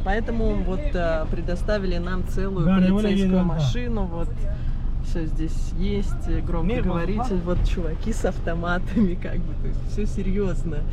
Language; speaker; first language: Russian; native; Russian